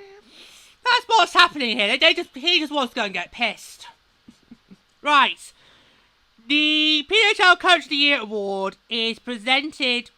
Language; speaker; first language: English; native; English